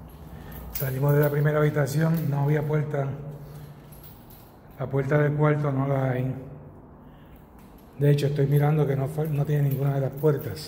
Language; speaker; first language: Spanish; native; Spanish